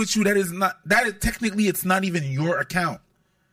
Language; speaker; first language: English; non-native, fluent; French